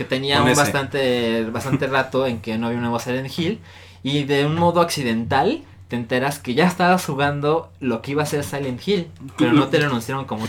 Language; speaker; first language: Spanish; native; Spanish